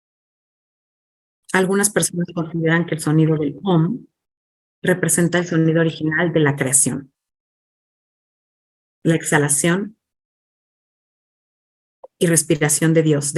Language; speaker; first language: Spanish; non-native, fluent; English